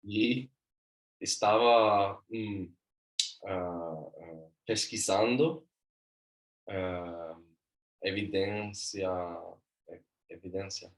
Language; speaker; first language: Portuguese; non-native, learner; Swedish